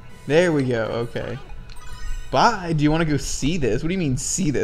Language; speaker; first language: English; native; English